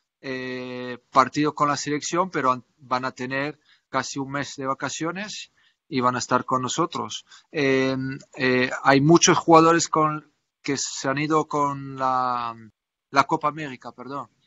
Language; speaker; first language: Spanish; non-native, fluent; French